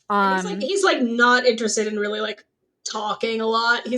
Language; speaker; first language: English; native; English